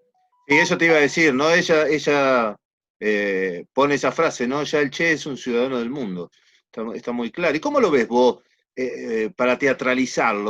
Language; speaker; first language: Spanish; native; Spanish